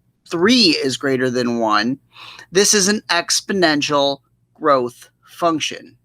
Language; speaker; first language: English; native; English